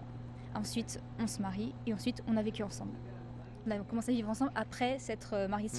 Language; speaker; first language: French; native; French